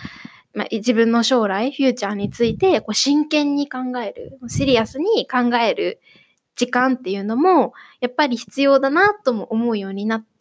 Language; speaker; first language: Japanese; native; Japanese